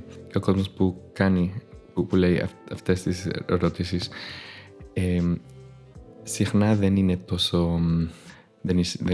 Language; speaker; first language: Greek; non-native, fluent; Spanish